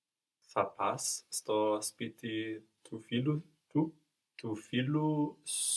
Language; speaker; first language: Greek; non-native, learner; English